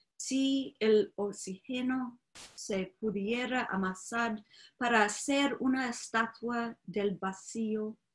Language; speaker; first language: Spanish; non-native, fluent; English